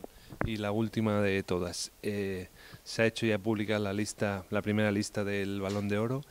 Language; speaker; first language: Spanish; native; Spanish